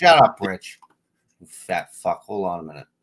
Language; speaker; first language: English; native; English